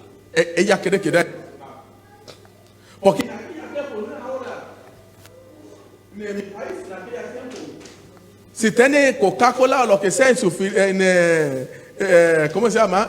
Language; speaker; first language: Spanish; non-native, learner; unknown